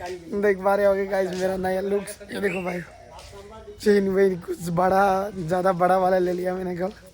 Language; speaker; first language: Hindi; non-native, local second language; Bangla